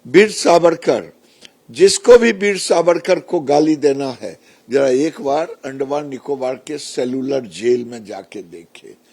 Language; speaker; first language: Hindi; native; Hindi